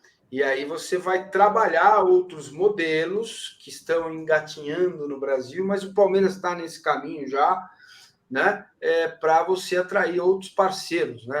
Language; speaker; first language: Portuguese; native; Portuguese